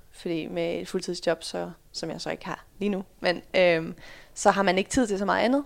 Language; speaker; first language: Danish; early bilingual, other home language; Dutch